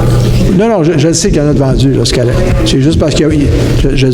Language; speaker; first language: French; native; French